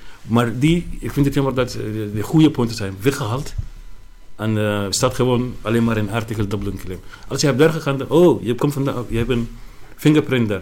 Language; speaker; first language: Dutch; non-native, learner; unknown